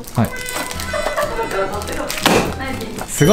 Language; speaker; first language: Japanese; native; Japanese